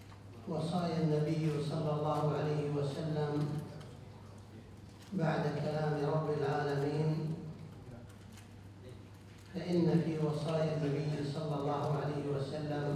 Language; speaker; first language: Arabic; native; Arabic